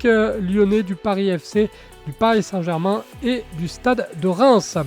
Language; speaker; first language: French; native; French